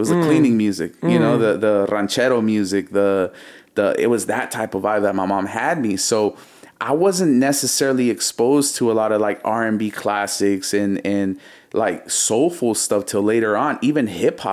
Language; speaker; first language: English; early bilingual, other home language; Spanish